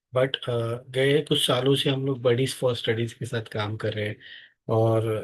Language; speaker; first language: Hindi; non-native, local second language; Marathi